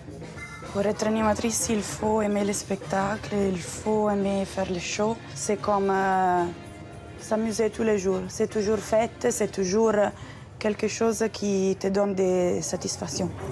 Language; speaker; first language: French; non-native, fluent; Italian